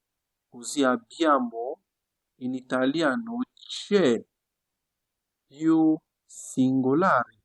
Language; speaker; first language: Italian; non-native, fluent; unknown